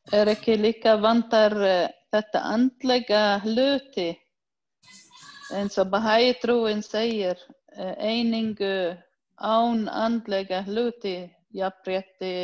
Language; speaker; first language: Icelandic; non-native, learner; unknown